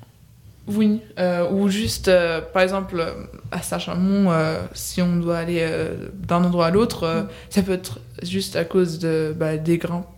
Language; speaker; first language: French; native; French